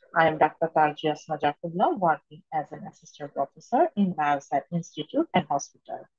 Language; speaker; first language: English; non-native, local second language; Bangla